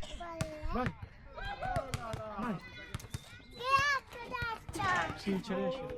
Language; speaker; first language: Italian; non-native, learner; Filipino